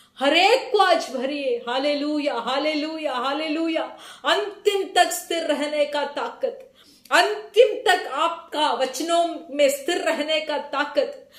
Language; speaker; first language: Hindi; non-native, local second language; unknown